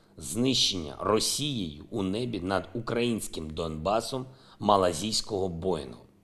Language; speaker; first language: Ukrainian; non-native, local second language; Russian